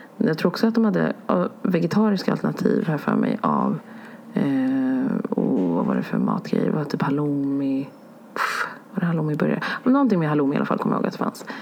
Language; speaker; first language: Swedish; early bilingual, other home language; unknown